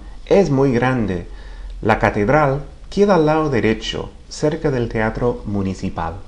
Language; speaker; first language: Spanish; non-native, fluent; English